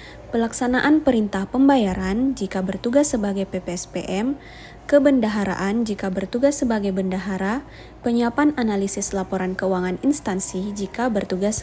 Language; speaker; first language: Indonesian; native; Indonesian